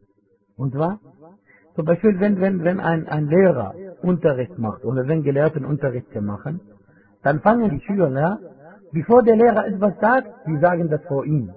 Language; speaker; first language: German; non-native, fluent; Arabic